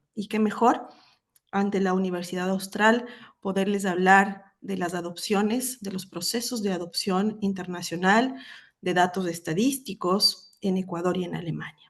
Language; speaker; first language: Spanish; native; Spanish